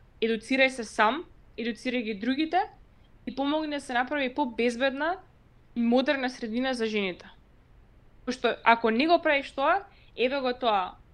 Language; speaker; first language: Macedonian; native; Macedonian